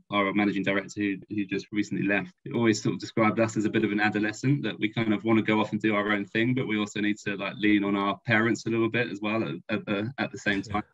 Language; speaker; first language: English; native; English